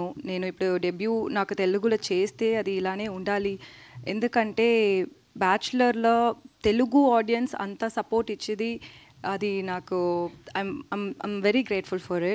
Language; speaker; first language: Telugu; non-native, learner; Tamil